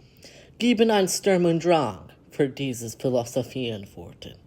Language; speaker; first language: German; non-native, learner; English